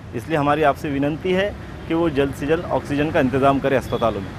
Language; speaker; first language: Hindi; non-native, local second language; Urdu